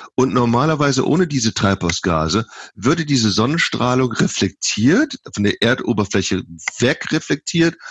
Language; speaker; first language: German; native; German